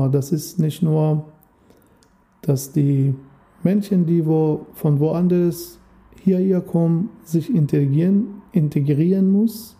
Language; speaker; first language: German; non-native, learner; Persian